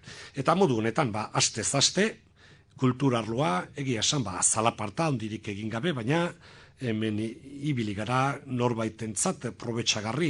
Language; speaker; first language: Basque; native; Basque